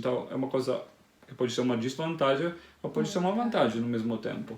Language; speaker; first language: Portuguese; non-native, fluent; Italian